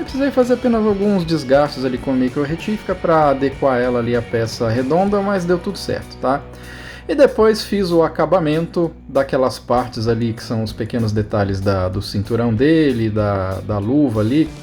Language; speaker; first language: Portuguese; native; Portuguese